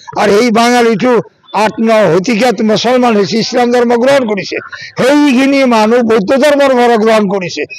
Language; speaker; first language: Assamese; non-native, local second language; Bangla